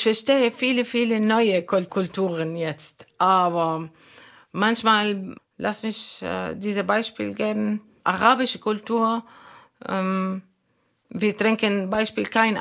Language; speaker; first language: German; non-native, learner; Arabic